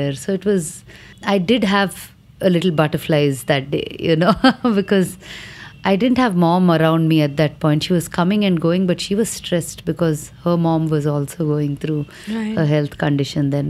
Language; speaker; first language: English; non-native, local second language; Telugu